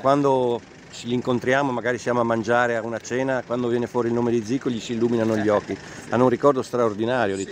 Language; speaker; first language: Italian; native; Italian